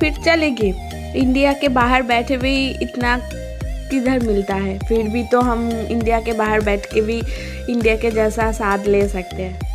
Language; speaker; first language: Hindi; non-native, local second language; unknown